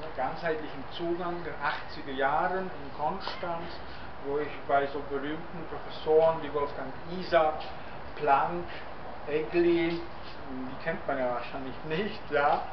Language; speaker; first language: German; non-native, fluent; Czech